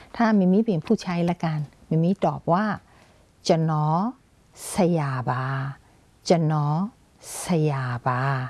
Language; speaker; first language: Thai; non-native, fluent; Burmese